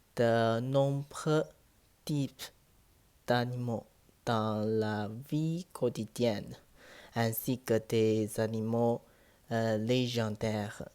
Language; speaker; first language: French; non-native, learner; Chinese